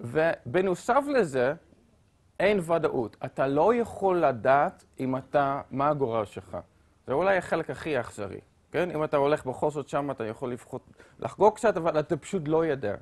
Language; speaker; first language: Hebrew; non-native, fluent; Dutch